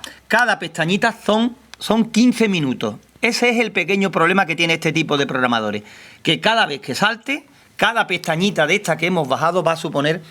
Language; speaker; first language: Spanish; native; Spanish